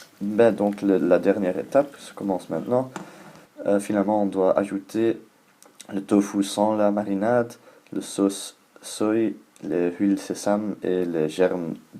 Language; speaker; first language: French; non-native, learner; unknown